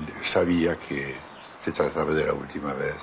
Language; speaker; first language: Spanish; non-native, fluent; French